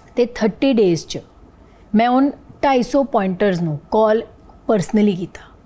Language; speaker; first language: Punjabi; non-native, local second language; Hindi